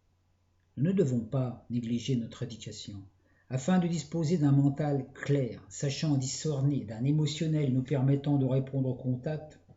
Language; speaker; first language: French; native; French